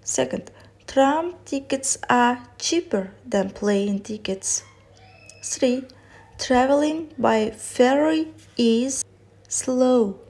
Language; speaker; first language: English; non-native, fluent; Kazakh